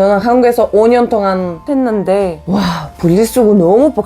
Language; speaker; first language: Korean; non-native, fluent; Bulgarian